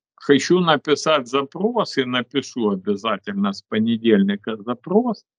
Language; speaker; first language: Russian; non-native, local second language; Ukrainian